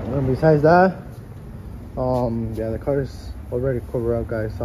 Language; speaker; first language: English; early bilingual, other home language; Spanish